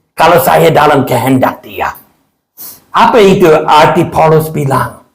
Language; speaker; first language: Malay; non-native, fluent; English